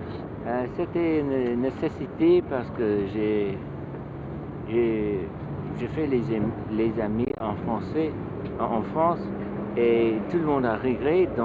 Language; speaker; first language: French; non-native, learner; English